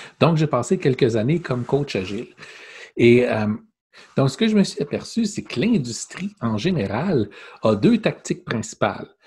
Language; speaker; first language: French; native; French